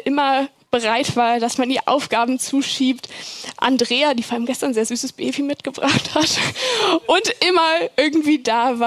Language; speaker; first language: German; native; German